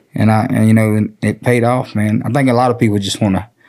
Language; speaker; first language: English; native; English